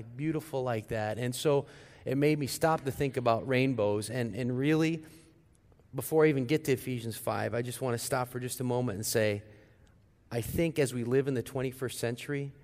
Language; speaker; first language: English; native; English